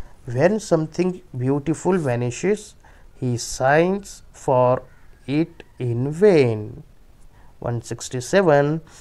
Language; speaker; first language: English; non-native, local second language; Urdu